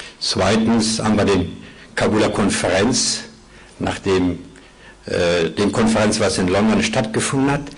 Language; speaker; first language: German; non-native, fluent; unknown